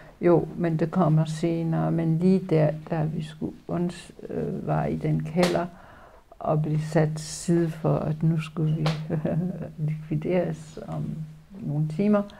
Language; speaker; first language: Danish; early bilingual, other home language; Polish